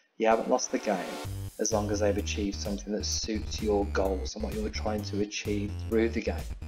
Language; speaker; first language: English; native; English